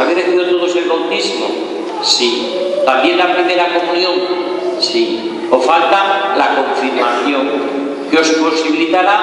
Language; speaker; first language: Spanish; native; Spanish